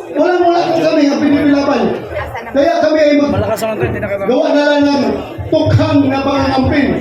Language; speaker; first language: Filipino; non-native, local second language; Cebuano